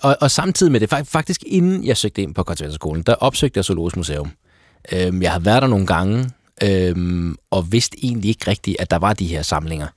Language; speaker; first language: Danish; early bilingual, other home language; Persian